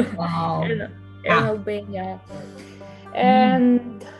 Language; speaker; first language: English; non-native, fluent; Albanian